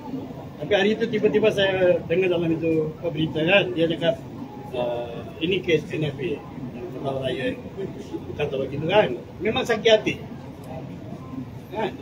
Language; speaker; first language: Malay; non-native, local second language; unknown